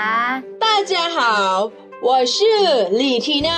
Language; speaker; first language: Chinese; non-native, learner; Thai